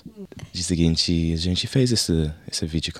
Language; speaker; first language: Portuguese; non-native, learner; English